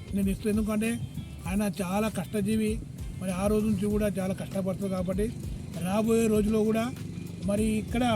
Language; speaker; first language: Telugu; native; Telugu